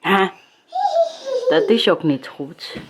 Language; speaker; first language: Dutch; non-native, learner; Waray